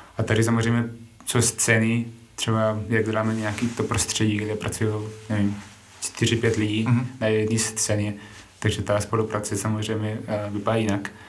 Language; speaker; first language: Czech; non-native, fluent; Spanish